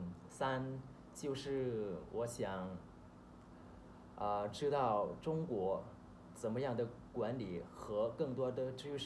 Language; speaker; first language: Chinese; non-native, learner; Thai